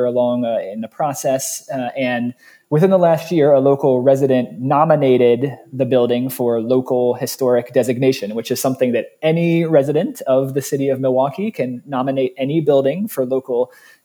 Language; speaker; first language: English; native; English